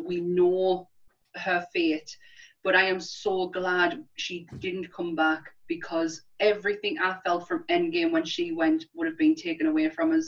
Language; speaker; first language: English; native; English